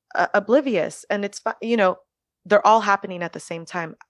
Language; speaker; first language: English; early bilingual, other home language; French